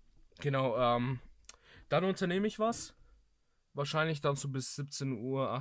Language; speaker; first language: German; early bilingual, other home language; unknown